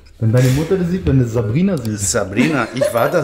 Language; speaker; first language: German; native; German